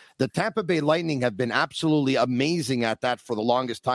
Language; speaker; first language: English; native; English